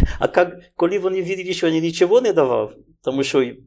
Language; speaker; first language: Ukrainian; non-native, learner; French